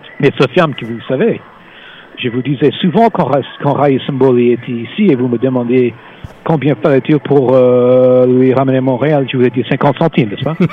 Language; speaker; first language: French; non-native, fluent; English